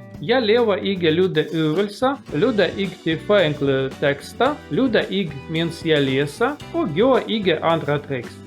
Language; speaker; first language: Danish; non-native, learner; Russian